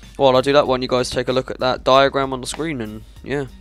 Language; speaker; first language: English; native; English